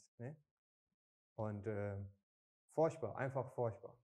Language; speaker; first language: German; non-native, fluent; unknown